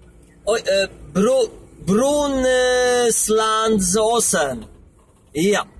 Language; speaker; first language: Swedish; non-native, learner; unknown